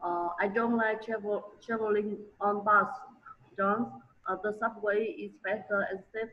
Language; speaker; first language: English; non-native, learner; Vietnamese